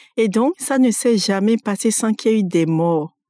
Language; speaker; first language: French; non-native, local second language; Fon